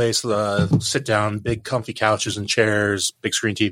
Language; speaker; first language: English; native; English